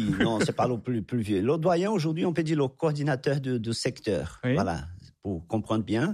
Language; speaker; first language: French; non-native, fluent; Portuguese